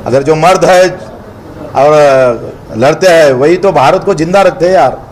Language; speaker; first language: Hindi; non-native, local second language; Marathi